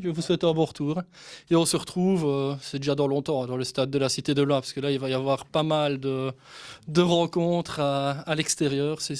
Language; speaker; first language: French; native; French